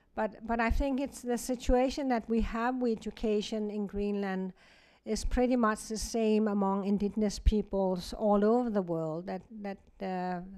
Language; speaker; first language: English; non-native, fluent; Kalaallisut